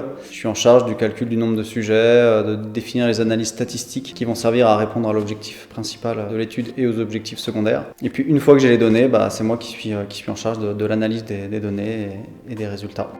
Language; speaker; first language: French; native; French